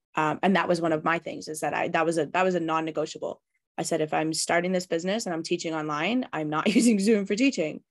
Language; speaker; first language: English; native; English